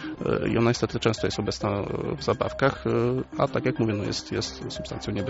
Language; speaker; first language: Polish; native; Polish